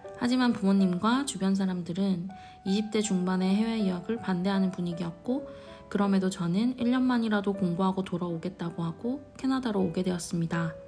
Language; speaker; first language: Korean; native; Korean